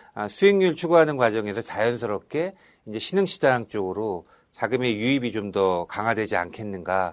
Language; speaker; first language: Korean; native; Korean